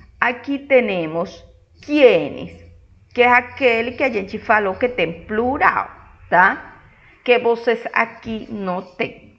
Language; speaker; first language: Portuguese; non-native, fluent; Spanish